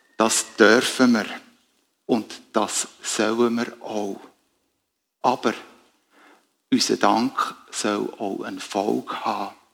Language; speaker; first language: German; native; German